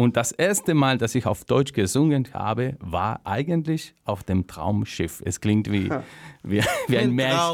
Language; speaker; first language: German; non-native, fluent; Spanish